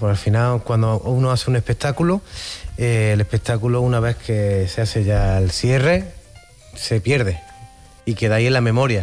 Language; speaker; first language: Spanish; native; Spanish